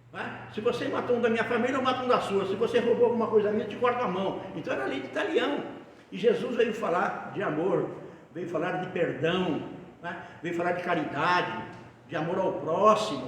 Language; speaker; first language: Portuguese; native; Portuguese